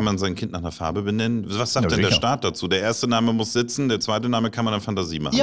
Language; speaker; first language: German; native; German